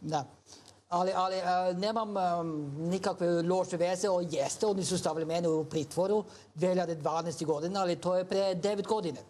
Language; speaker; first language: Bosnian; non-native, fluent; Norwegian